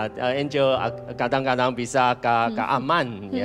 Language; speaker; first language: Indonesian; non-native, fluent; Chinese